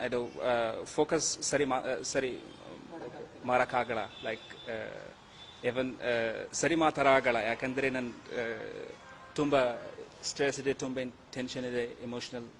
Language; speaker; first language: Kannada; non-native, learner; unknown